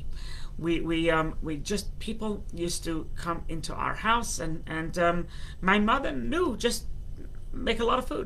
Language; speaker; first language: English; native; English